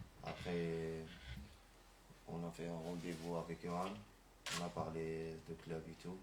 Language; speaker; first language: French; non-native, learner; Arabic